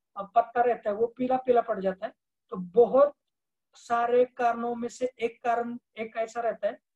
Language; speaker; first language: Hindi; non-native, local second language; Marathi